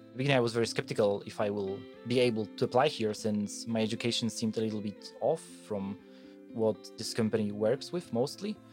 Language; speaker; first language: English; non-native, fluent; Polish